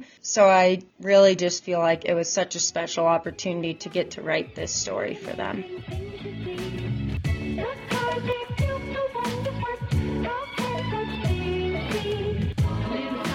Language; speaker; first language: English; native; English